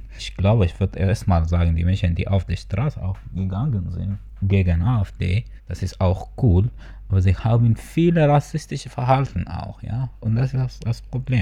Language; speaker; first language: German; non-native, fluent; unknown